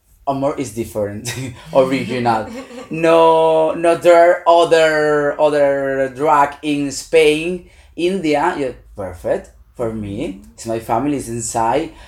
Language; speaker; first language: English; non-native, learner; Spanish